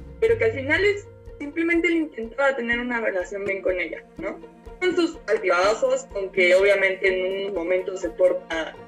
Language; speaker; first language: Spanish; native; Spanish